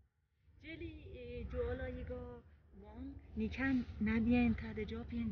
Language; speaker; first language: Chinese; non-native, learner; Persian